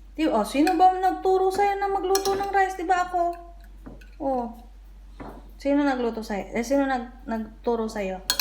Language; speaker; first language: Filipino; non-native, local second language; Cebuano